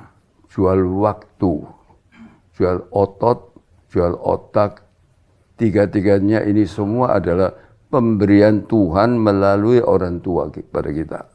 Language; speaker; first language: Indonesian; non-native, local second language; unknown